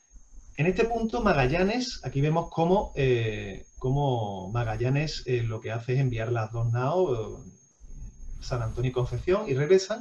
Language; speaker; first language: Spanish; native; Spanish